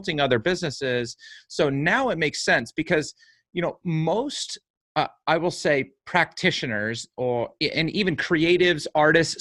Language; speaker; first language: English; native; English